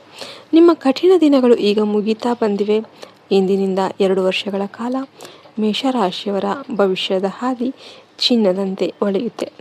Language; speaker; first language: Kannada; native; Kannada